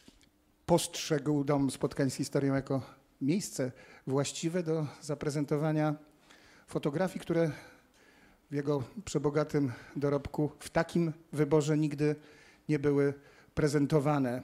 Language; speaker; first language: Polish; native; Polish